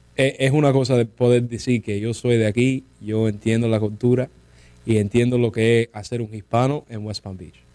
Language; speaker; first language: Spanish; early bilingual, heritage; Spanish